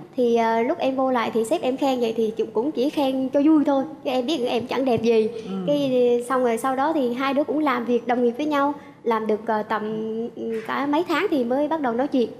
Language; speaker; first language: Vietnamese; native; Vietnamese